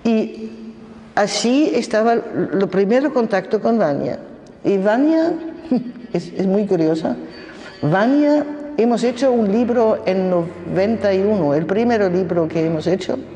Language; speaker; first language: Spanish; non-native, fluent; German